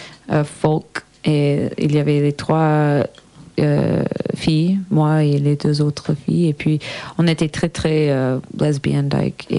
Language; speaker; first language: French; non-native, learner; English